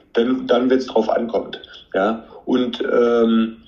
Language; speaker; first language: German; native; German